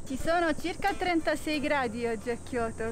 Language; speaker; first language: Italian; native; Italian